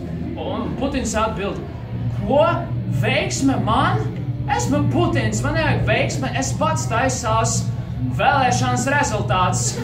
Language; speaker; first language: Latvian; non-native, local second language; Russian